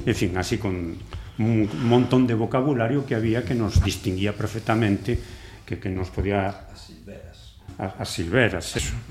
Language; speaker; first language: Galician; native; Galician